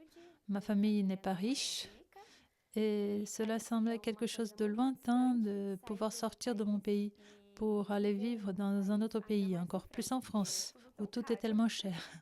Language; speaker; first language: French; non-native, fluent; Portuguese